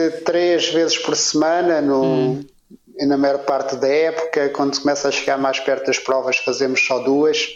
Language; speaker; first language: Portuguese; native; Portuguese